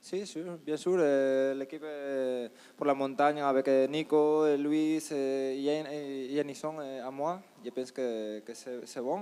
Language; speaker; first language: French; non-native, learner; Spanish